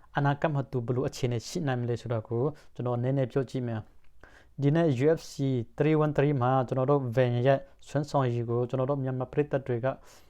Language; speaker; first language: Burmese; non-native, local second language; Hakha Chin